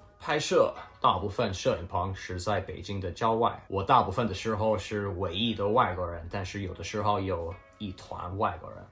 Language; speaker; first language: Chinese; early bilingual, heritage; Chinese